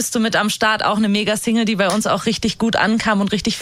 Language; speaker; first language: German; native; German